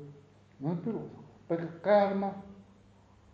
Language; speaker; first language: Italian; non-native, learner; Tibetan